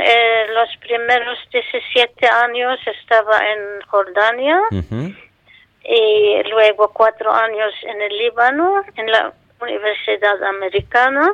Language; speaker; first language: Spanish; non-native, fluent; Arabic